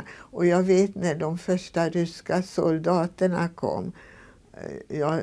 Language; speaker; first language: Swedish; non-native, fluent; Hungarian